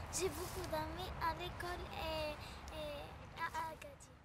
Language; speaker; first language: French; non-native, learner; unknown